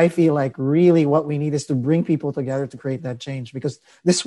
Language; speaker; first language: English; non-native, local second language; Filipino